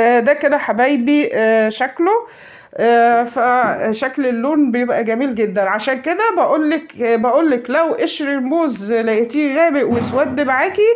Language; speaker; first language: Arabic; native; Arabic